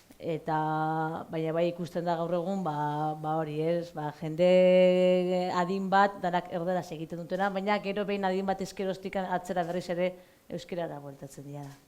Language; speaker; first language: Basque; native; Basque